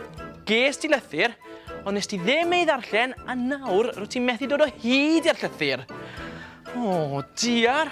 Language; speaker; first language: Welsh; native; Welsh